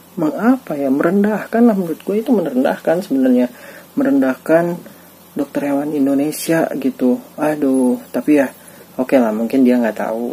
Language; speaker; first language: Indonesian; native; Indonesian